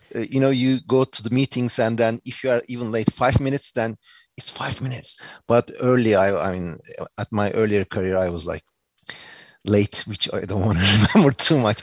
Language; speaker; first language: English; non-native, fluent; Turkish